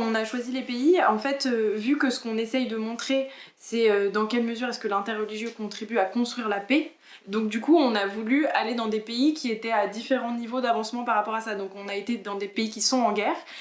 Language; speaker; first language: French; native; French